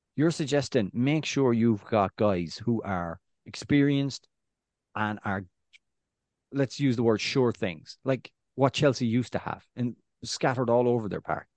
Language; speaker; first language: English; native; English